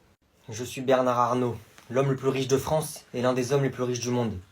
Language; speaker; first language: French; native; French